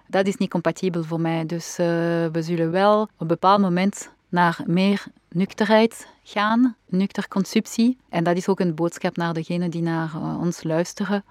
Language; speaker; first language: Dutch; non-native, local second language; French